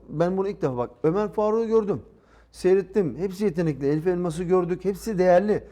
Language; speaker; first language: Turkish; early bilingual, heritage; Turkish